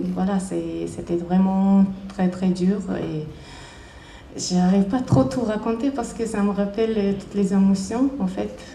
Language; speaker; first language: French; non-native, learner; Chechen